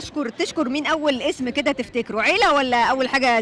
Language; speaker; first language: Arabic; native; Arabic